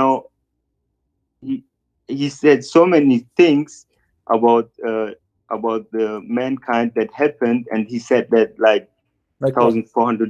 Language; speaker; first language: English; non-native, fluent; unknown